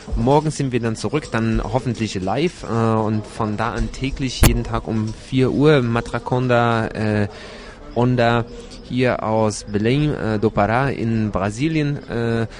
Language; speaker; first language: German; native; German